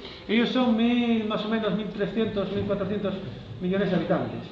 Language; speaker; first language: Spanish; native; Spanish